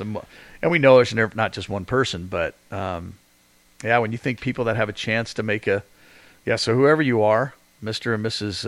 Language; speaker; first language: English; native; English